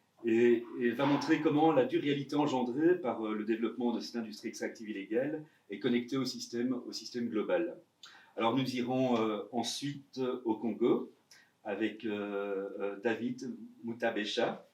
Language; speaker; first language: French; native; French